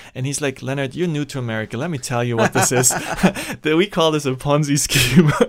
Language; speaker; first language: English; non-native, fluent; German